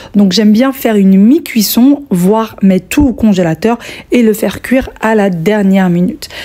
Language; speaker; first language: French; early bilingual, other home language; Arabic